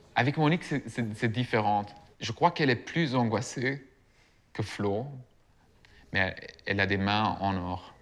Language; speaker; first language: French; non-native, fluent; Dutch